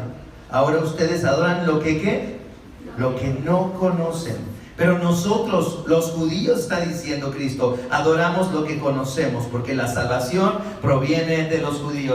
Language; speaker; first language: Spanish; native; Spanish